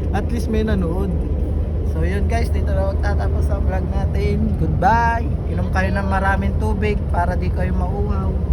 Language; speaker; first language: Filipino; native; Filipino